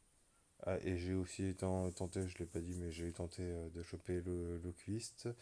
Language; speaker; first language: French; native; French